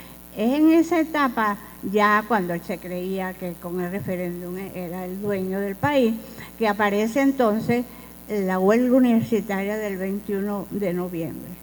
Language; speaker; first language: Spanish; native; Spanish